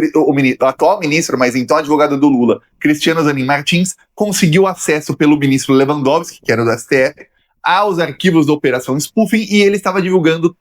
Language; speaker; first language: Portuguese; native; Portuguese